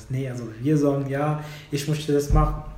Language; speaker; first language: German; non-native, fluent; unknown